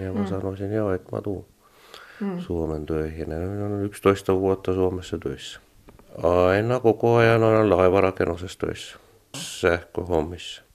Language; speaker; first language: Finnish; non-native, learner; Estonian